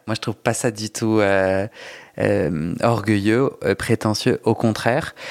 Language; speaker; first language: French; native; French